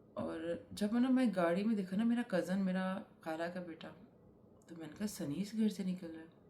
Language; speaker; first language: Urdu; native; Urdu